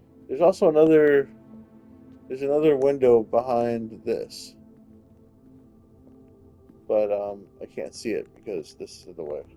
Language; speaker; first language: English; native; English